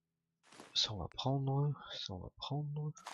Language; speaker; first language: French; native; French